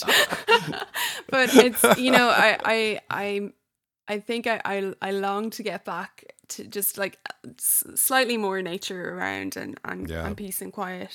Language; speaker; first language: English; native; English